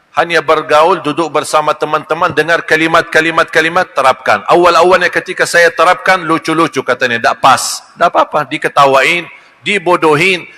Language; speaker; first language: Malay; non-native, fluent; Arabic